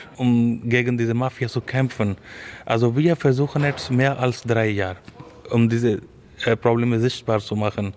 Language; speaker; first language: German; non-native, fluent; Urdu